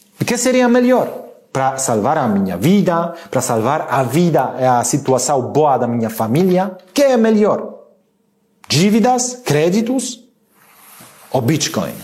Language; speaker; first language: Portuguese; non-native, learner; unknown